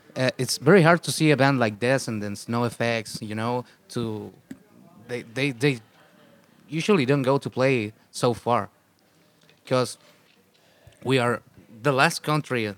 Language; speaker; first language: English; non-native, fluent; Spanish